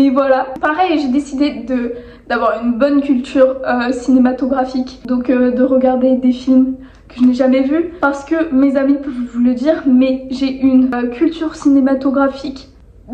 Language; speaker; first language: French; native; French